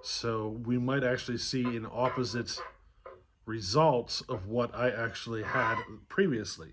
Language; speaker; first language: English; native; English